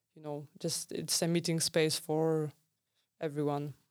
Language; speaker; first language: English; non-native, fluent; Polish